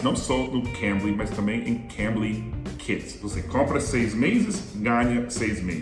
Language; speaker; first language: Portuguese; non-native, fluent; English